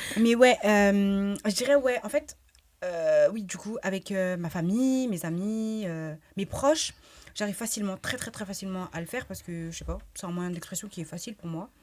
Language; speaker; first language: French; early bilingual, other home language; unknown